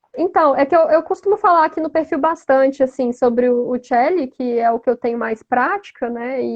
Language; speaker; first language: Portuguese; native; Portuguese